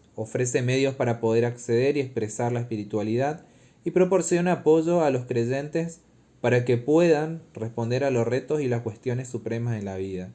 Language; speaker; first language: Spanish; native; Spanish